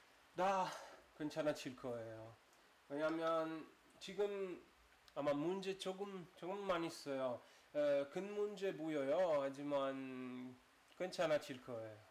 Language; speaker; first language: Korean; non-native, learner; Italian